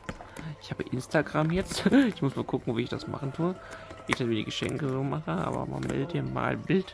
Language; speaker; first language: German; native; German